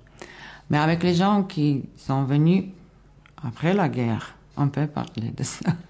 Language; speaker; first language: French; non-native, learner; Bosnian